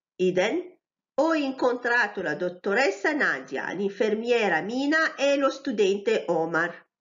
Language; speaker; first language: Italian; non-native, fluent; Arabic